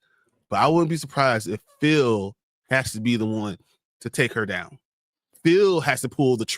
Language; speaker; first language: English; native; English